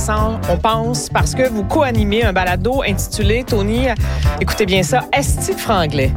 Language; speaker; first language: French; native; French